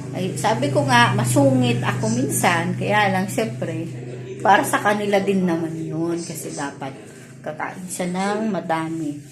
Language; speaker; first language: Filipino; native; Filipino